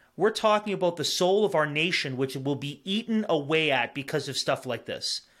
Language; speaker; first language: English; native; English